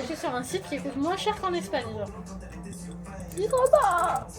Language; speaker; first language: French; native; French